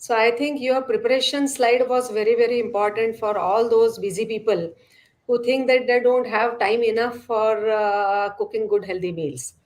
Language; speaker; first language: English; non-native, local second language; Marathi